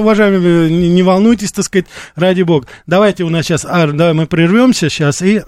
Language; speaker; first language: Russian; native; Russian